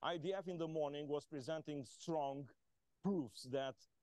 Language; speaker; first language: English; non-native, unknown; Romanian